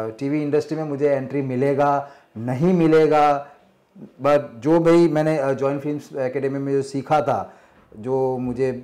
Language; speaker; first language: Hindi; non-native, local second language; Marathi